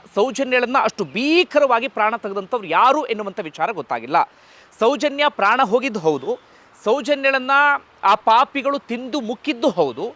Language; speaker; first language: Kannada; native; Kannada